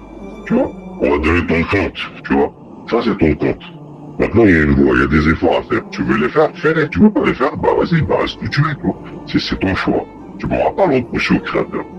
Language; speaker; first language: French; native; French